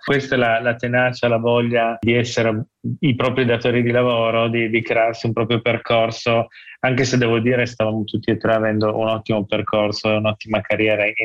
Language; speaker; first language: Italian; native; Italian